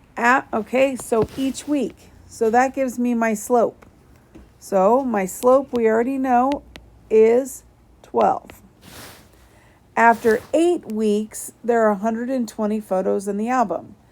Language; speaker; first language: English; native; English